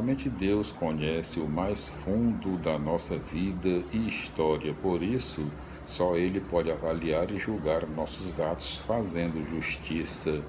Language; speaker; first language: Portuguese; native; Portuguese